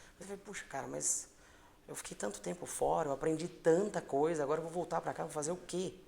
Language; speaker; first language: Portuguese; native; Portuguese